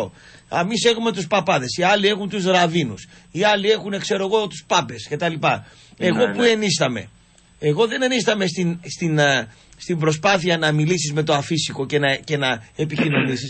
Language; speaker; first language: Greek; native; Greek